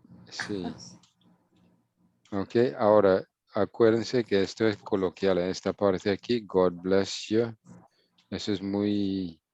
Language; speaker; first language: Spanish; non-native, fluent; English